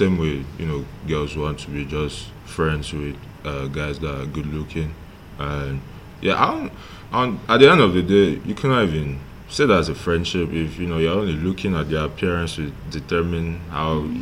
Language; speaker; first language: English; non-native, local second language; French